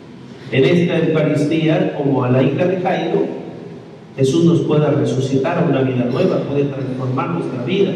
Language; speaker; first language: Spanish; native; Spanish